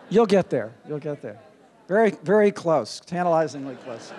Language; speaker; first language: English; native; English